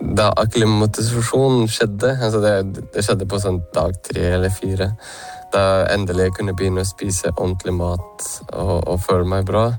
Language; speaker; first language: Norwegian; non-native, fluent; Lithuanian